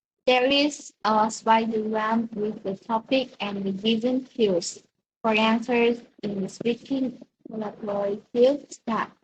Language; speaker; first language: English; non-native, learner; Vietnamese